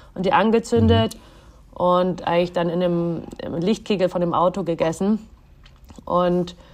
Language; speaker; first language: German; native; German